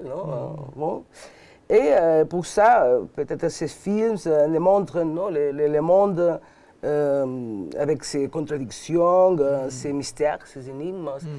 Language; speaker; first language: French; non-native, learner; Catalan